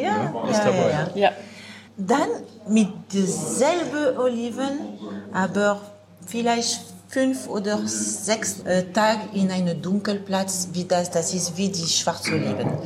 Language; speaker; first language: German; non-native, learner; French